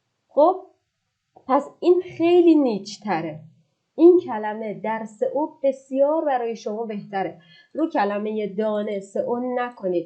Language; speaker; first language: Persian; native; Persian